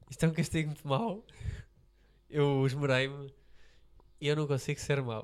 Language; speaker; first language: Portuguese; native; Portuguese